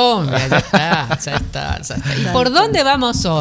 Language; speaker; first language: Spanish; native; Spanish